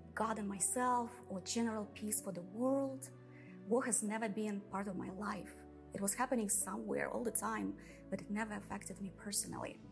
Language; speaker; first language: English; non-native, fluent; Russian